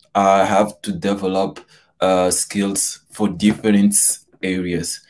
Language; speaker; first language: English; non-native, fluent; Portuguese